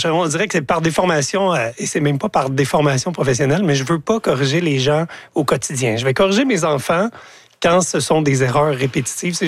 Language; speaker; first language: French; native; French